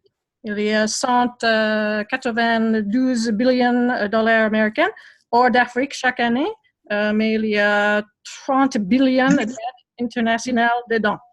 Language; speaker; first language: French; non-native, fluent; English